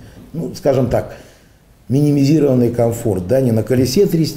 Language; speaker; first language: Russian; native; Russian